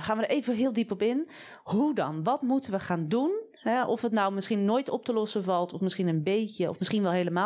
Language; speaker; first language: Dutch; native; Dutch